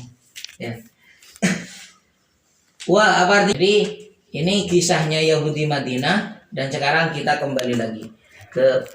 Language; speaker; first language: Indonesian; native; Indonesian